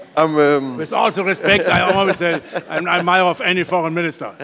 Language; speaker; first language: English; non-native, fluent; German